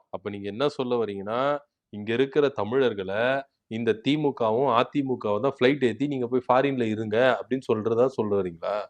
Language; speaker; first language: Tamil; native; Tamil